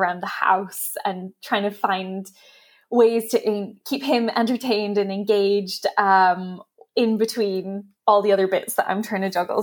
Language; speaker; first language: English; native; English